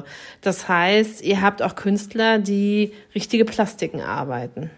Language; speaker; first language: German; native; German